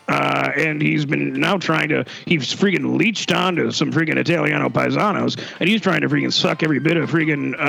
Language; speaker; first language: English; native; English